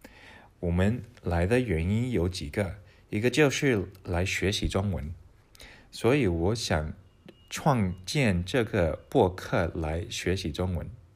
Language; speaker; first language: Chinese; early bilingual, heritage; English